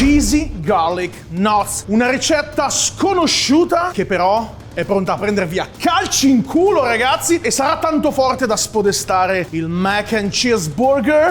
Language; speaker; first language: Italian; native; Italian